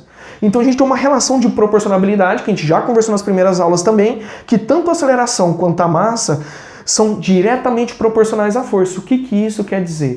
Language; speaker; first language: Portuguese; native; Portuguese